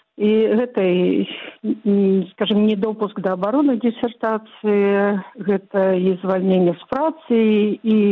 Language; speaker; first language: Belarusian; non-native, local second language; Russian